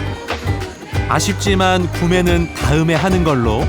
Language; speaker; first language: Korean; native; Korean